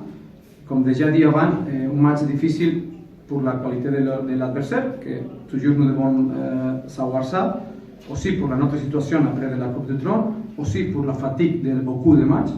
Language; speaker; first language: French; non-native, fluent; Spanish